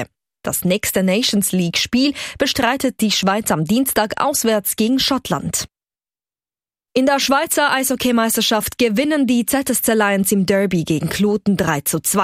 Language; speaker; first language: German; native; German